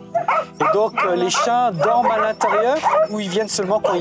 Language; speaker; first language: French; native; French